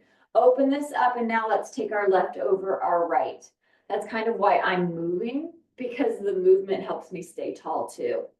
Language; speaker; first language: English; native; English